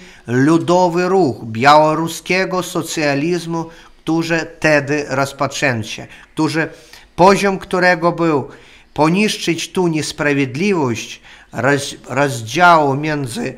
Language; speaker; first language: Polish; non-native, learner; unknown